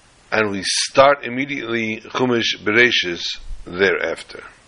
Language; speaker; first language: English; native; English